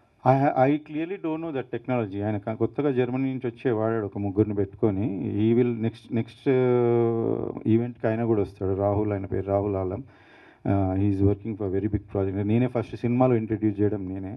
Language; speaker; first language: Telugu; native; Telugu